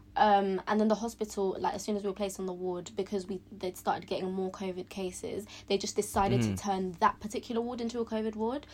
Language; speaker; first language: English; native; English